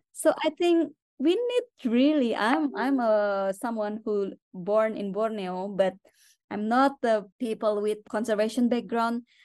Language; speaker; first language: English; non-native, fluent; Indonesian